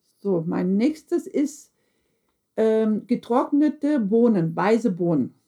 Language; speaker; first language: German; early bilingual, other home language; Turkish